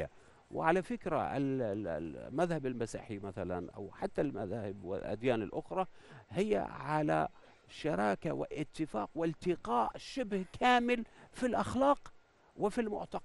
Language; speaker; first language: Arabic; non-native, fluent; Persian